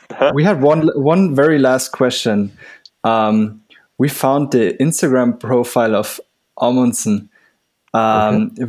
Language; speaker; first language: English; non-native, fluent; German